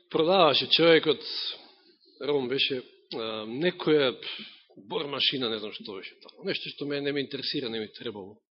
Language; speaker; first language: Macedonian; native; Macedonian